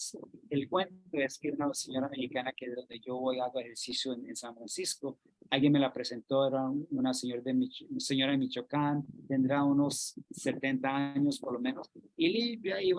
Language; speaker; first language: Spanish; non-native, fluent; English